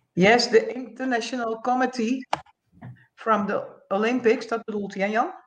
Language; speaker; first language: English; non-native, learner; Dutch